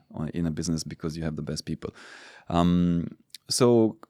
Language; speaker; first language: English; non-native, fluent; Romanian